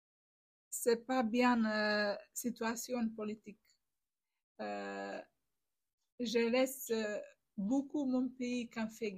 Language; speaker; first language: French; non-native, learner; Bosnian